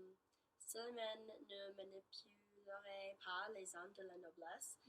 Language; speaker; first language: French; non-native, learner; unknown